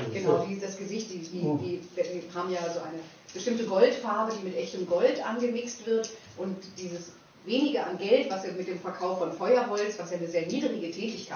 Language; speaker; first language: German; native; German